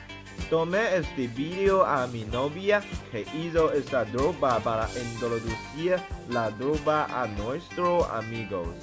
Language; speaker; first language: Spanish; non-native, learner; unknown